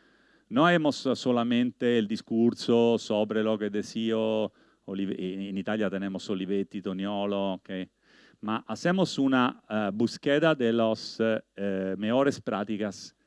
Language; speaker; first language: Spanish; non-native, learner; Italian